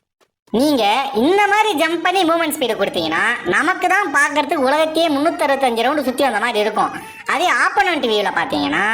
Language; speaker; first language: Tamil; native; Tamil